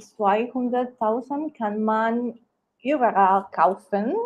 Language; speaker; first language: German; non-native, learner; Spanish